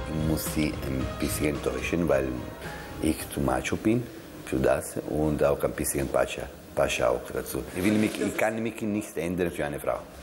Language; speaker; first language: German; non-native, fluent; Italian